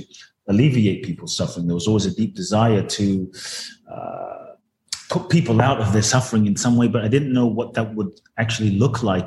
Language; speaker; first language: English; native; English